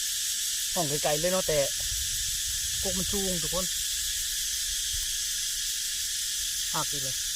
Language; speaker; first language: Thai; non-native, local second language; Northeastern Thai